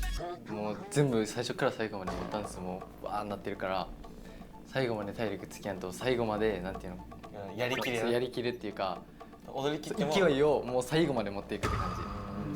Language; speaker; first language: Japanese; native; Japanese